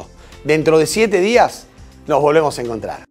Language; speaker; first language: Spanish; native; Spanish